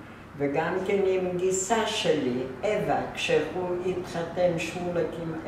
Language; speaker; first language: Hebrew; non-native, fluent; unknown